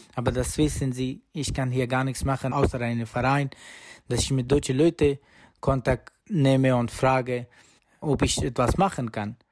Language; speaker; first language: German; non-native, learner; Persian